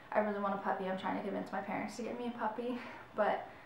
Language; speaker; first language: English; native; English